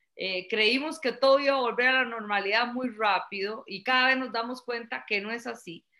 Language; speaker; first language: Spanish; native; Spanish